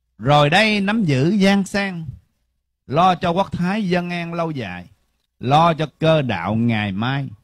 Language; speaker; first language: Vietnamese; early bilingual, heritage; Vietnamese